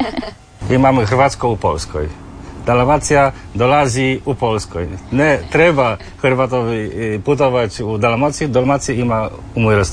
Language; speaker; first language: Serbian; non-native, learner; Polish